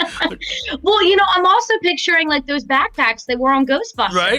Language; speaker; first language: English; native; English